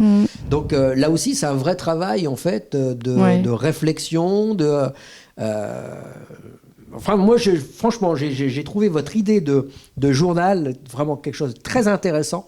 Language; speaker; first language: French; native; French